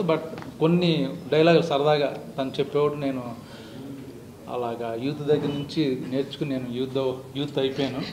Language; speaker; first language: Telugu; native; Telugu